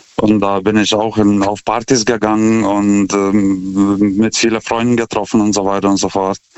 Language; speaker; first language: German; non-native, fluent; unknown